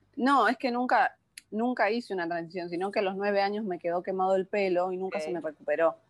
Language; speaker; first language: Spanish; native; Spanish